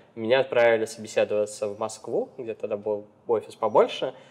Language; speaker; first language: Russian; native; Russian